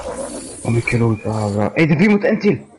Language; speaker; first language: Swedish; early bilingual, other home language; Turkish